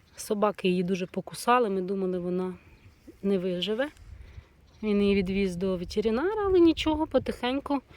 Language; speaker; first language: Ukrainian; non-native, local second language; Russian